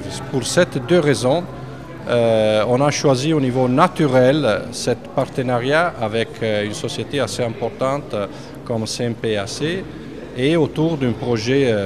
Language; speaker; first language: French; non-native, fluent; Italian